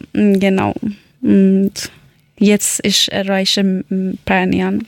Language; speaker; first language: German; non-native, learner; Persian